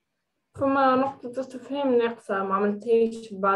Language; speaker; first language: German; non-native, learner; Arabic